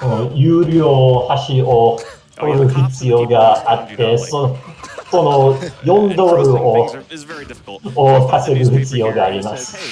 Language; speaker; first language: Japanese; non-native, fluent; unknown